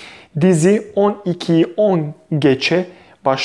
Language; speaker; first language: Turkish; non-native, fluent; Bosnian